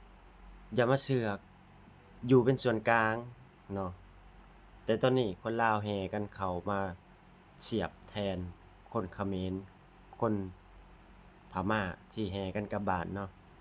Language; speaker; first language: Thai; non-native, local second language; Lao